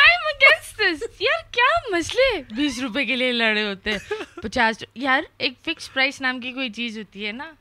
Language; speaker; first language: Urdu; non-native, fluent; English